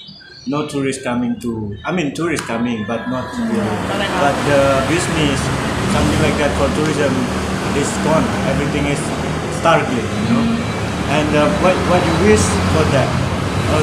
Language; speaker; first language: English; non-native, learner; Indonesian